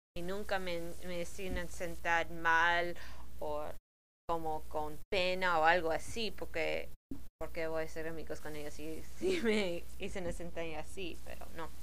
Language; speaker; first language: Spanish; early bilingual, heritage; Spanish